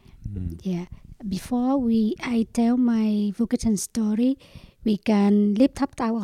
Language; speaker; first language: English; non-native, learner; Vietnamese